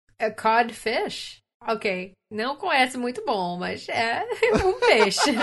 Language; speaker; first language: Portuguese; non-native, learner; English